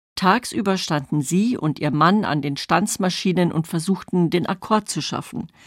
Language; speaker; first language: German; native; German